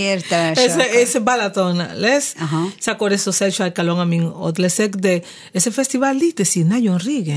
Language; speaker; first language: Hungarian; non-native, fluent; Spanish